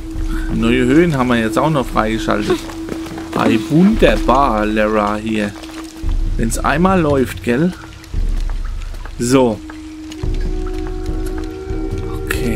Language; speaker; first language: German; native; German